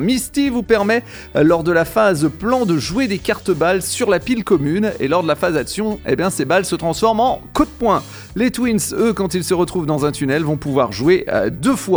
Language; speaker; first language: French; native; French